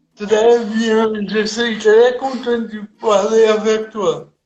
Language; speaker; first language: French; non-native, learner; Portuguese